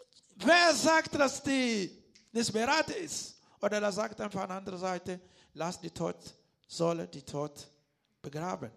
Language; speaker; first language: German; non-native, learner; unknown